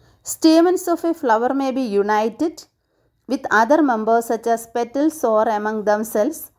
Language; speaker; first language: English; non-native, local second language; Malayalam